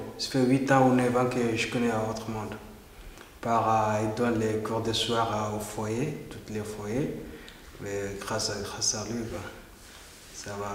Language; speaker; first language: French; non-native, learner; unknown